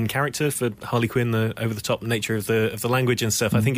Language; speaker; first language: English; native; English